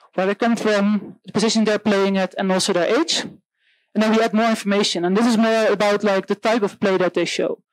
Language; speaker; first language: English; non-native, fluent; Dutch